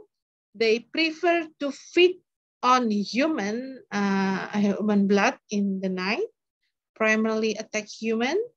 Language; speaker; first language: English; non-native, learner; Indonesian